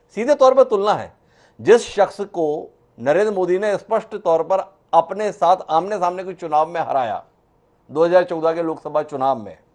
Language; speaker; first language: Hindi; native; Hindi